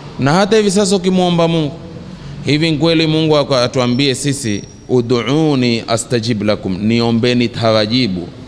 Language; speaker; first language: Swahili; native; Swahili